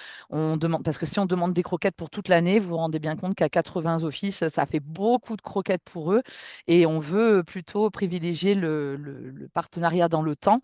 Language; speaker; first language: French; native; French